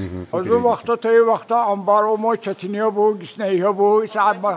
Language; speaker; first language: Russian; non-native, local second language; Azerbaijani